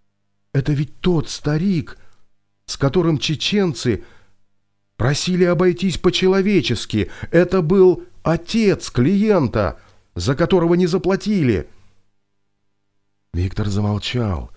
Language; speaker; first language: Russian; native; Russian